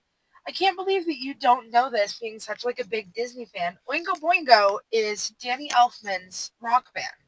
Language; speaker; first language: English; native; English